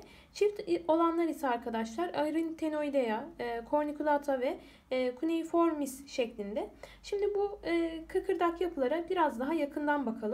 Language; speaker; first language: Turkish; native; Turkish